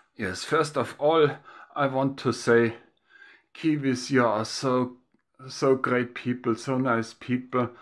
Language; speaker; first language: English; non-native, fluent; German